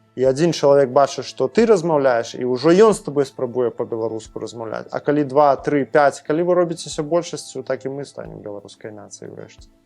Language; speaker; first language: Belarusian; non-native, local second language; Russian